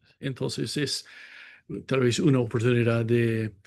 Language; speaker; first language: Spanish; non-native, fluent; English